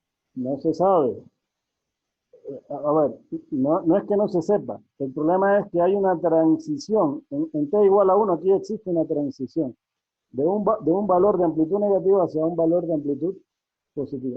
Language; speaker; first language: Spanish; native; Spanish